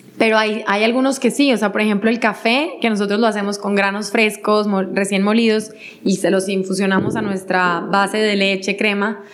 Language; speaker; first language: Spanish; native; Spanish